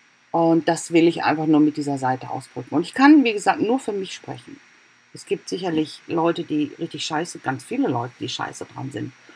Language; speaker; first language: German; native; German